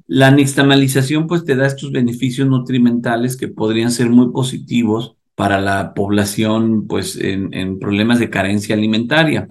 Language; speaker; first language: Spanish; native; Spanish